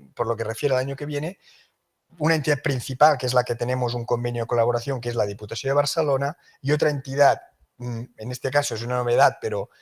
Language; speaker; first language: Spanish; non-native, local second language; Catalan